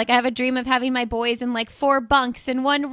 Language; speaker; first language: English; native; English